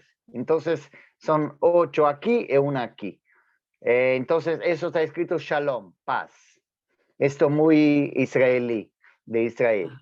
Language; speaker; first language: Spanish; non-native, fluent; Portuguese